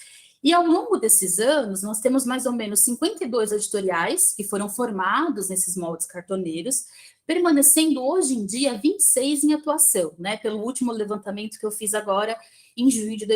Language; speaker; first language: Portuguese; native; Portuguese